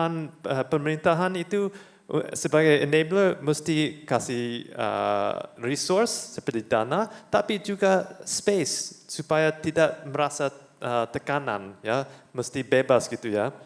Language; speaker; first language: Indonesian; non-native, fluent; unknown